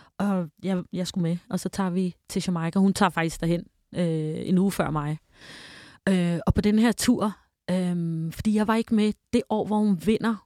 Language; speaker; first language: Danish; early bilingual, heritage; Danish